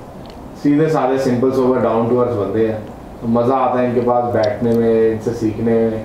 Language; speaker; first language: Hindi; native; Hindi